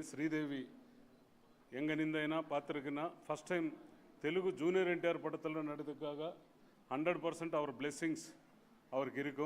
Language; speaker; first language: Tamil; non-native, local second language; Telugu